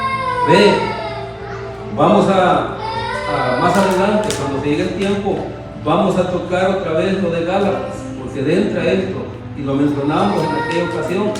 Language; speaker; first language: Spanish; native; Spanish